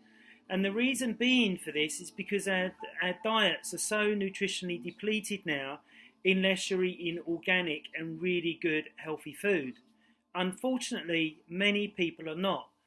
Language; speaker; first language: English; native; English